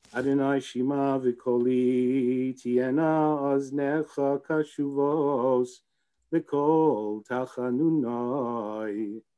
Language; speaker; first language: English; native; English